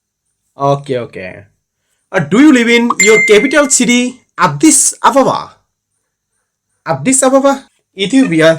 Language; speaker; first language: English; non-native, learner; Bangla